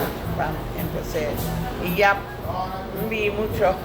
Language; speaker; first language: Spanish; non-native, learner; English